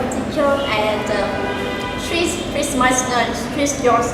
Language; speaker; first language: English; non-native, fluent; Vietnamese